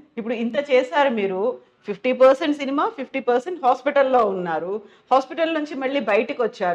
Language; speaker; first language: Telugu; native; Telugu